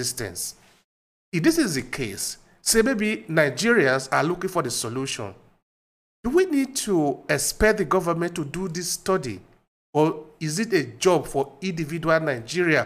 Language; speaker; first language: English; non-native, local second language; Esan